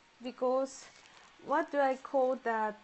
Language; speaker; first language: English; non-native, learner; Japanese